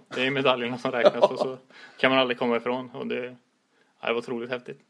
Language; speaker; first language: Swedish; native; Swedish